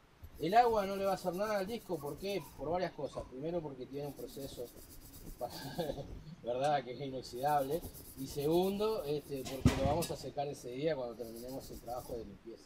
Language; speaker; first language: Spanish; native; Spanish